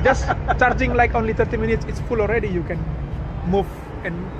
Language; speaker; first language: English; non-native, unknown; Indonesian